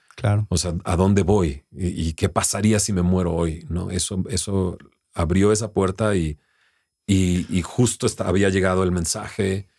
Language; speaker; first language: Spanish; native; Spanish